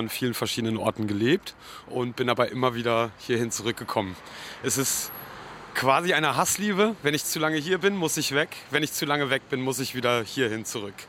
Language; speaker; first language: German; native; German